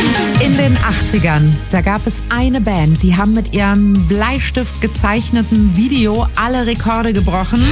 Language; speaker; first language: German; native; German